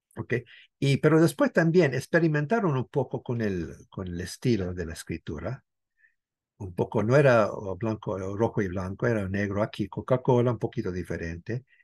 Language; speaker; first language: Spanish; non-native, fluent; English